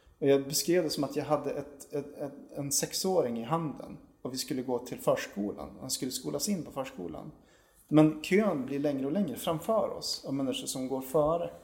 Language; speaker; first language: Swedish; native; Swedish